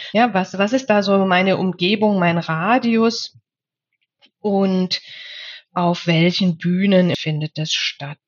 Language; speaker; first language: German; native; German